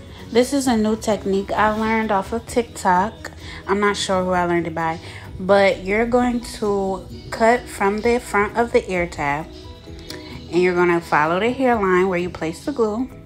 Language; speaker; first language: English; native; English